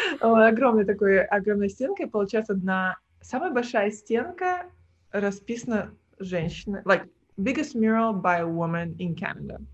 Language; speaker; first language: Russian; early bilingual, heritage; Russian